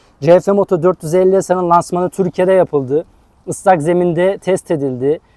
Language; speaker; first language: Turkish; native; Turkish